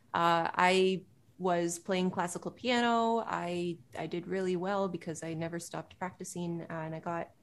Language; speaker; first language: English; native; English